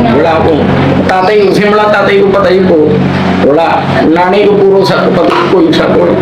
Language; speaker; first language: Filipino; non-native, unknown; Punjabi